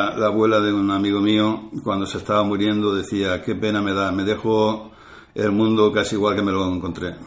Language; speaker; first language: Spanish; native; Spanish